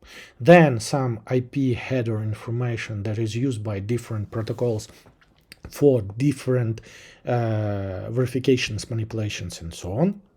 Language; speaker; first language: English; non-native, fluent; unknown